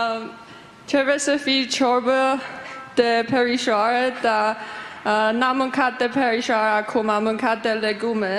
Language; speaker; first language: Romanian; early bilingual, heritage; English